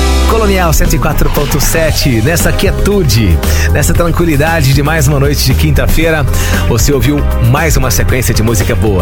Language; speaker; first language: Portuguese; native; Portuguese